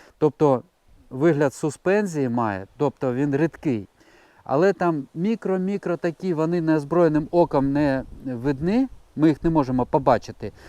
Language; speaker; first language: Ukrainian; non-native, local second language; Russian